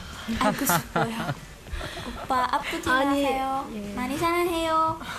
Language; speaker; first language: Korean; non-native, learner; Arabic